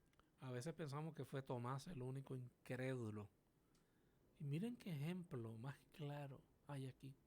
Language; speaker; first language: Spanish; native; Spanish